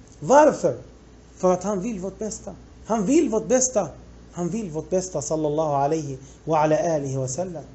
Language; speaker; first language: Swedish; non-native, fluent; Arabic